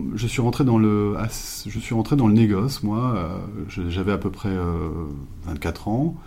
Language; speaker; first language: French; native; French